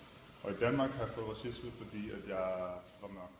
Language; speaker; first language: Danish; early bilingual, other home language; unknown